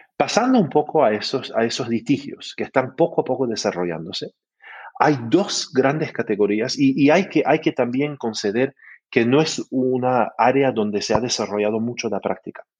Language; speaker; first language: Spanish; early bilingual, heritage; Spanish